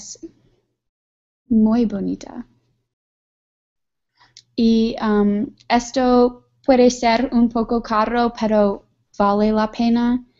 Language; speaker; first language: Spanish; non-native, learner; English